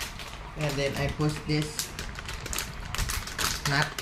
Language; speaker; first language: English; non-native, learner; Thai